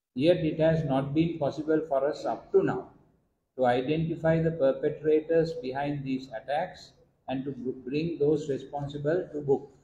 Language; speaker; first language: English; non-native, local second language; Sinhala